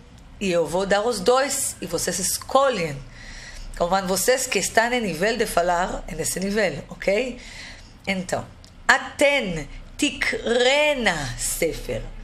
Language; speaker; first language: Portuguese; non-native, fluent; Hebrew